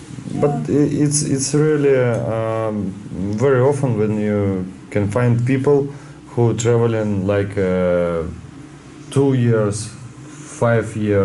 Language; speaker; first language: English; non-native, learner; Russian